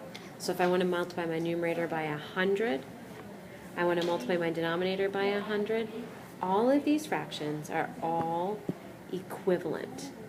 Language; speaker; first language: English; native; English